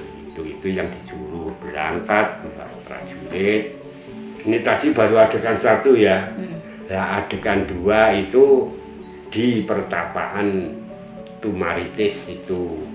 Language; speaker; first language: Indonesian; non-native, local second language; Javanese